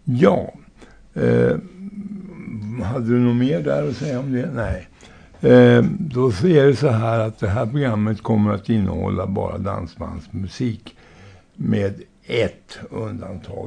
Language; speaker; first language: Swedish; native; Swedish